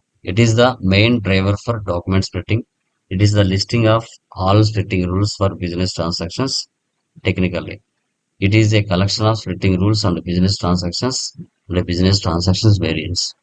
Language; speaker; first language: English; non-native, local second language; Telugu